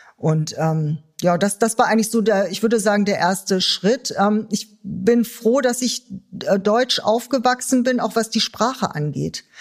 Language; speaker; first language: German; native; German